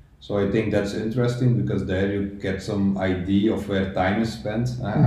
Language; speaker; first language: English; non-native, fluent; Dutch